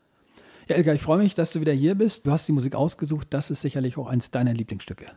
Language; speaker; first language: German; native; German